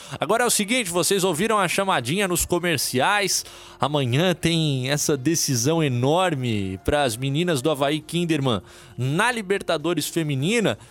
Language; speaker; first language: Portuguese; native; Portuguese